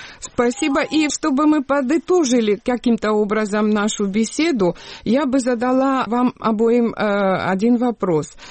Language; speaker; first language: Russian; non-native, local second language; Georgian